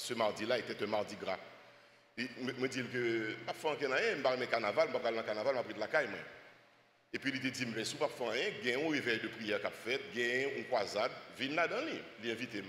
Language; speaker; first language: French; non-native, local second language; Haitian Creole